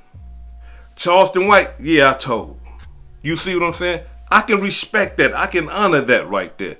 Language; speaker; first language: English; native; English